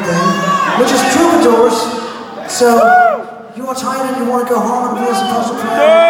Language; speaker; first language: English; non-native, fluent; German